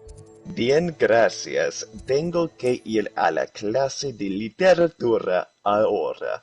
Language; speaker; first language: Spanish; non-native, learner; English